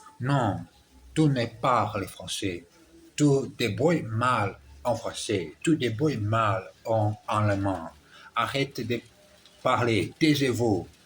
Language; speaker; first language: French; non-native, learner; Portuguese